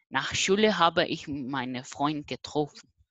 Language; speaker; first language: German; non-native, learner; Portuguese